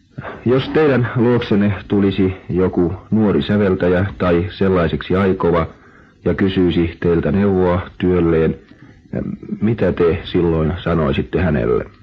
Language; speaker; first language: Finnish; native; Finnish